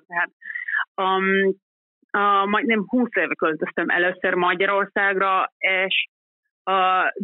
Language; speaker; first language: Hungarian; non-native, fluent; Finnish